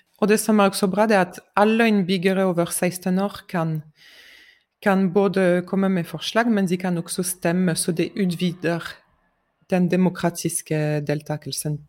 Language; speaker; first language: Norwegian; non-native, fluent; French